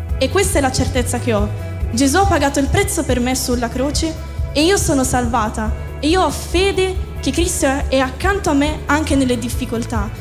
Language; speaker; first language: Italian; early bilingual, other home language; Romanian